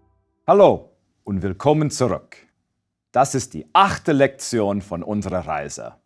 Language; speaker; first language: German; non-native, fluent; English